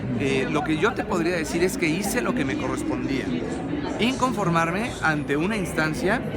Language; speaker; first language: Spanish; native; Spanish